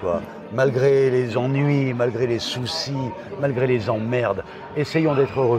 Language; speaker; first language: French; native; French